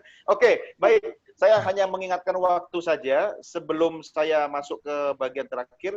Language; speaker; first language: Indonesian; native; Indonesian